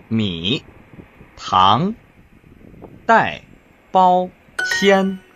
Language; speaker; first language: Chinese; non-native, learner; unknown